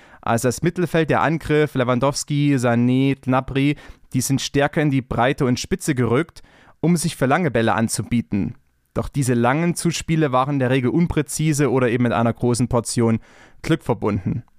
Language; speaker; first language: German; native; German